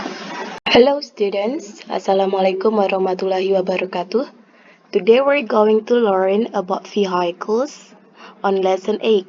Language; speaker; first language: English; non-native, fluent; Indonesian